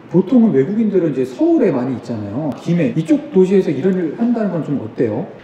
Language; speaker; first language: Korean; native; Korean